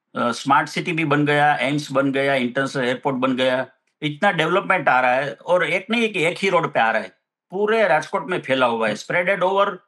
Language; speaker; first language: Hindi; non-native, local second language; Gujarati